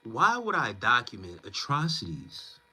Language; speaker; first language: English; native; English